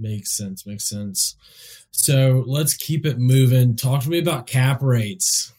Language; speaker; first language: English; native; English